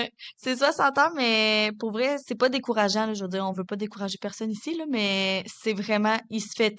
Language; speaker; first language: French; native; French